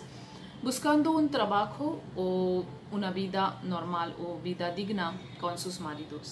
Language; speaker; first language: Spanish; non-native, fluent; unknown